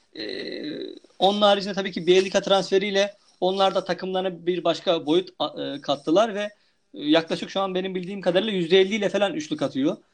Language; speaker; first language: Turkish; native; Turkish